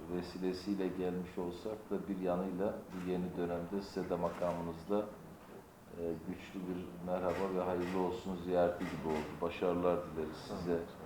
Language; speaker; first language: Turkish; native; Turkish